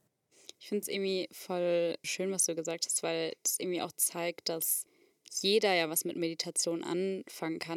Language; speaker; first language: German; native; German